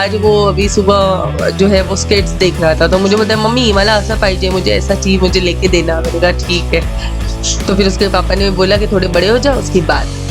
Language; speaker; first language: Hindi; non-native, local second language; Marathi